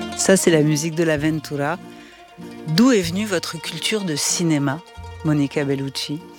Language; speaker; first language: French; native; French